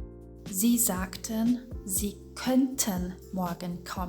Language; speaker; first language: German; non-native, fluent; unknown